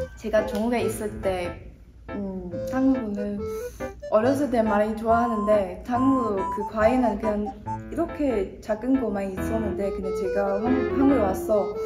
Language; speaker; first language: Korean; non-native, fluent; Chinese